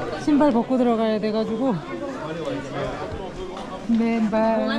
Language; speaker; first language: Korean; native; Korean